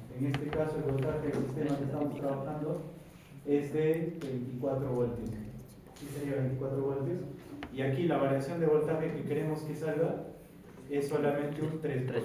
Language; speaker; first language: Spanish; native; Spanish